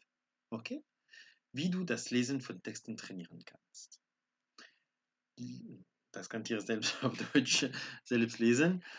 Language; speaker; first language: German; non-native, fluent; French